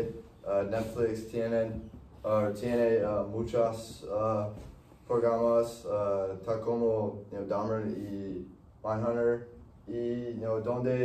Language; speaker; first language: Spanish; non-native, learner; English